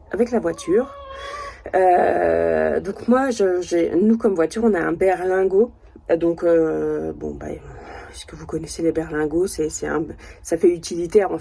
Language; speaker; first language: French; native; French